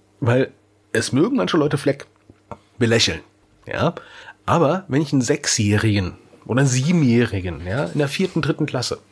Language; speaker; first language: German; native; German